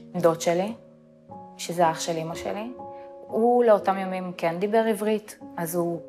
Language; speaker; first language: Hebrew; early bilingual, other home language; Russian